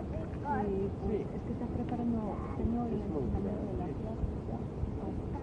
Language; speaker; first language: Spanish; native; Spanish